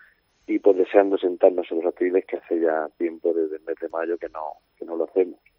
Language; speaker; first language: Spanish; native; Spanish